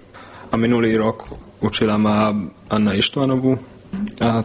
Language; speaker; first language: Slovak; non-native, local second language; Hungarian